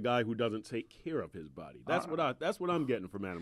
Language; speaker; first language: English; native; English